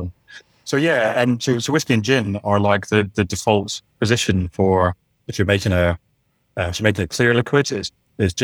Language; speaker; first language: English; native; English